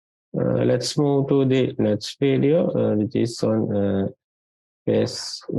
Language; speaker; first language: English; non-native, local second language; Sinhala